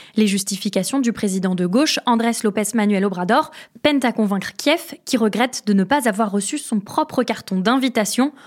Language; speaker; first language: French; native; French